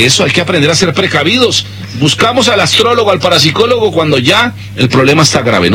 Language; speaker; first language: Spanish; native; Spanish